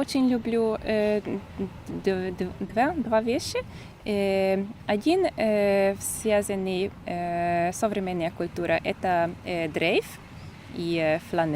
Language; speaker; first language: Russian; non-native, learner; Hungarian